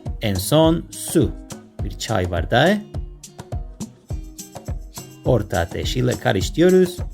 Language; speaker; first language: Turkish; non-native, learner; Spanish